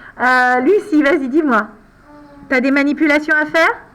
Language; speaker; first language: French; native; French